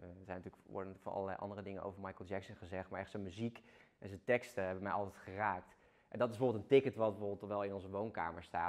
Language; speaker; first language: Dutch; native; Dutch